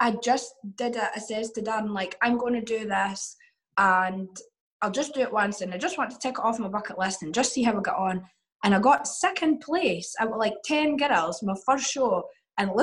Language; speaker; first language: English; native; English